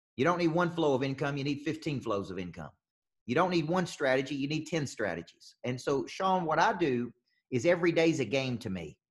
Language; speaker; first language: English; native; English